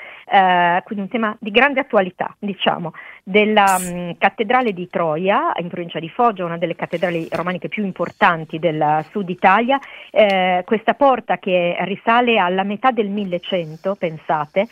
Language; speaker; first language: Italian; native; Italian